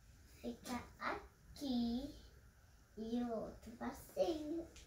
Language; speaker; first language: Portuguese; early bilingual, heritage; Portuguese